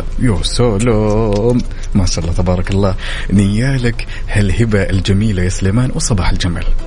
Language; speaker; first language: Arabic; native; Arabic